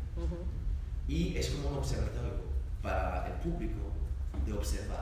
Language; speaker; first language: Spanish; non-native, learner; French